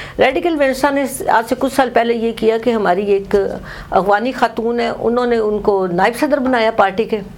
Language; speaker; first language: Urdu; native; Urdu